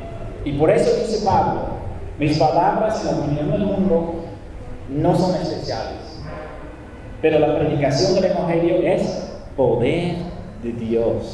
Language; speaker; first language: Spanish; non-native, fluent; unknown